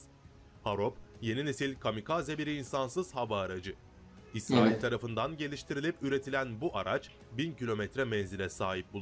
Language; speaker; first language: Turkish; native; Turkish